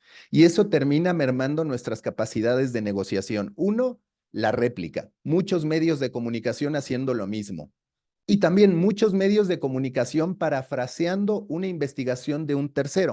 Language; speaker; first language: Spanish; native; Spanish